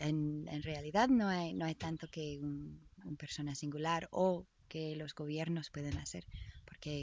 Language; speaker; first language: Spanish; non-native, learner; English